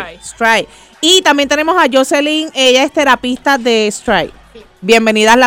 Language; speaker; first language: Spanish; native; Spanish